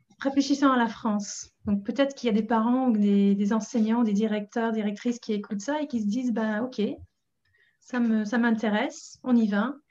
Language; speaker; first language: French; non-native, fluent; English